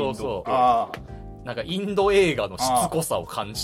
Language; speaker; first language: Japanese; native; Japanese